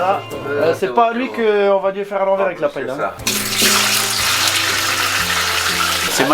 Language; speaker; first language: French; native; French